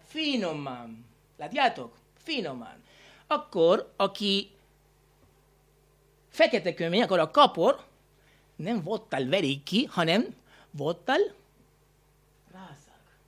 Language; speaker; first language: Hungarian; non-native, learner; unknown